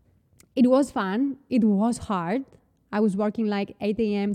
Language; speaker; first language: English; non-native, fluent; Greek